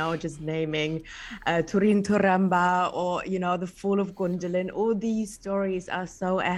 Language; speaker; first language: English; non-native, fluent; German